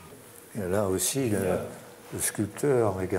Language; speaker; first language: French; non-native, fluent; German